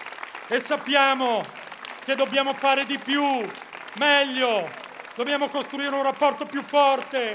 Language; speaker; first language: Italian; native; Italian